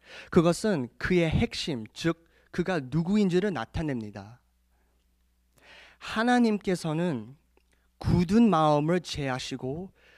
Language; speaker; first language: Korean; early bilingual, heritage; Korean